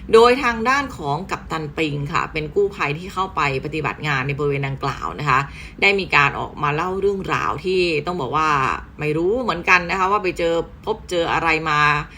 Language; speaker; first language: Thai; native; Thai